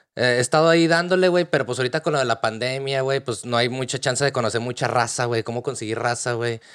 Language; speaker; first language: Spanish; native; Spanish